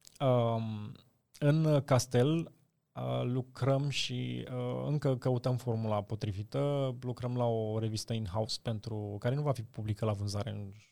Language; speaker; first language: Romanian; native; Romanian